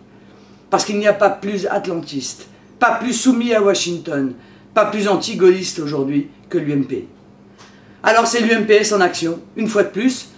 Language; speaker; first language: French; native; French